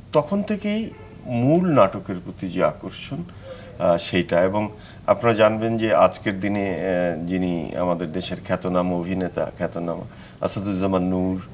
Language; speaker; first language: Bangla; native; Bangla